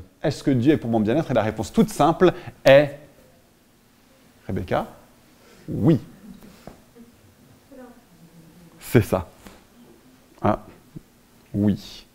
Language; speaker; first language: French; native; French